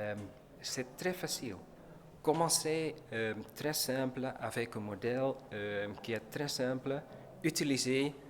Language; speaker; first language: French; non-native, learner; Dutch